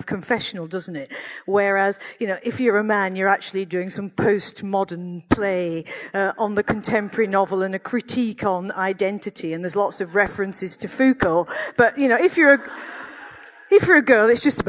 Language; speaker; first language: English; native; English